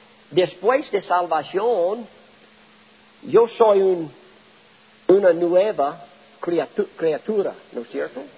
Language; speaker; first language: Spanish; non-native, learner; English